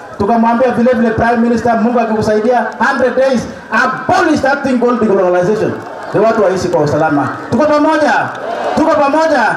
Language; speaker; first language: Swahili; non-native, local second language; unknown